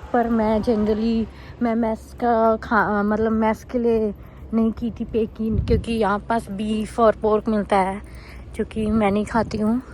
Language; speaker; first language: Hindi; native; Hindi